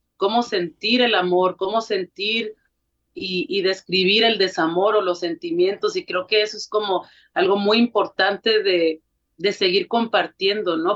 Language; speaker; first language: Spanish; early bilingual, heritage; Spanish